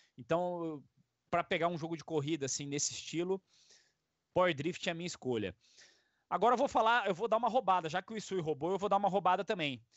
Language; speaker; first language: Portuguese; native; Portuguese